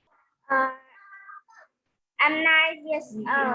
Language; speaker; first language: English; non-native, learner; Vietnamese